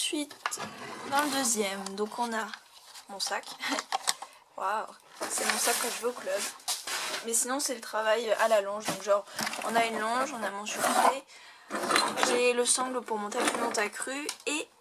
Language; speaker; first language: French; native; French